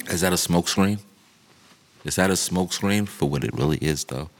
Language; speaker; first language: English; native; English